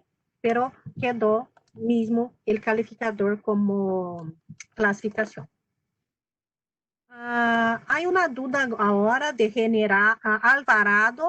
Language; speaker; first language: Spanish; non-native, fluent; Portuguese